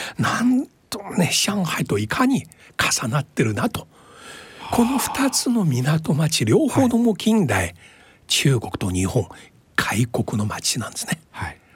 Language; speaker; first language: Japanese; non-native, fluent; Chinese